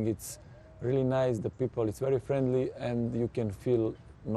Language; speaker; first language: English; non-native, fluent; Serbian